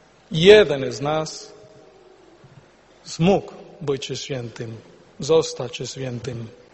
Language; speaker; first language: Polish; non-native, learner; Spanish